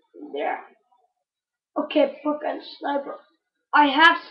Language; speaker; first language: English; non-native, learner; Danish